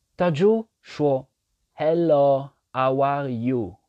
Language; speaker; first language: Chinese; non-native, learner; French